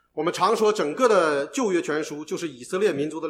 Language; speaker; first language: Chinese; native; Chinese